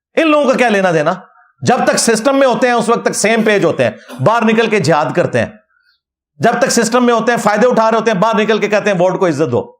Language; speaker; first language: Urdu; non-native, local second language; Punjabi